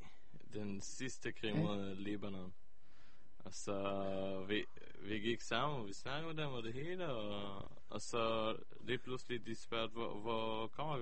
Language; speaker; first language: Danish; early bilingual, heritage; Hebrew